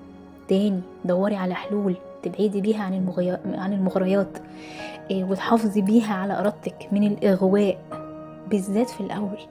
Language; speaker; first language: Arabic; native; Arabic